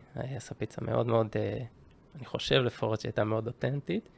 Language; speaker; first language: Hebrew; early bilingual, other home language; Japanese